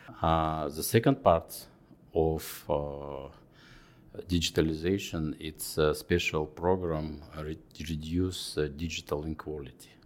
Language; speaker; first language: English; non-native, fluent; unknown